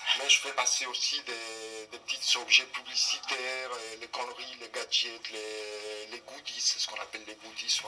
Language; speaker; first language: French; non-native, fluent; Spanish